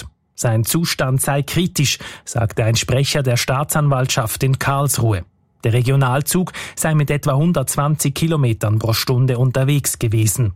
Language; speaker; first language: German; native; German